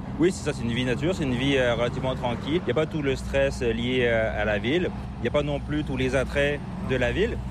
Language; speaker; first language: French; native; French